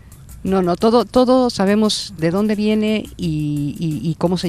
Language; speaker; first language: Spanish; native; Spanish